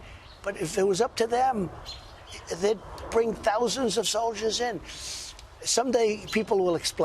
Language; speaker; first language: English; native; English